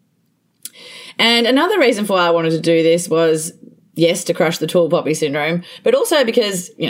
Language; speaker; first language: English; native; English